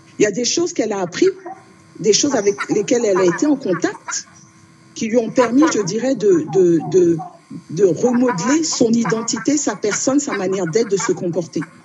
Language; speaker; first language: French; early bilingual, other home language; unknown